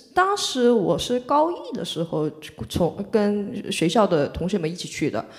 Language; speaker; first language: Chinese; non-native, fluent; Korean